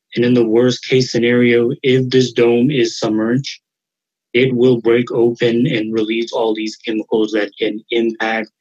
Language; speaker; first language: English; native; English